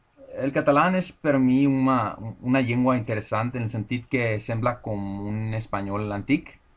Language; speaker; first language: Catalan; non-native, learner; Spanish